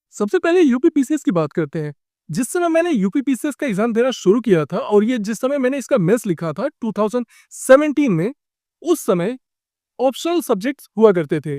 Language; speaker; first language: Hindi; native; Hindi